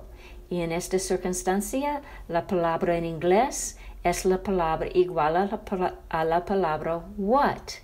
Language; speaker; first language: Spanish; non-native, fluent; English